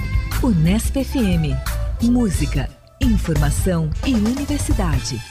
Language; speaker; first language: Portuguese; native; Portuguese